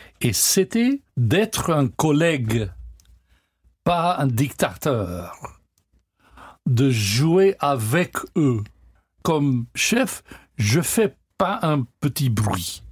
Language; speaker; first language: French; non-native, learner; English